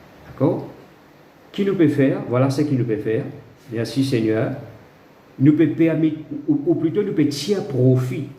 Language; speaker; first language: French; non-native, local second language; Morisyen